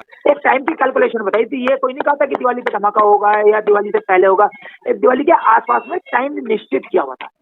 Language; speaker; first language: Hindi; native; Hindi